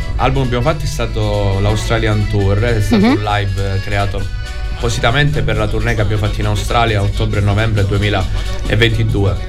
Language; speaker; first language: Italian; native; Italian